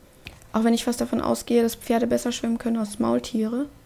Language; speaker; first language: German; native; German